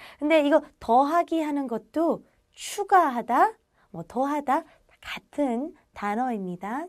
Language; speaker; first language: Korean; native; Korean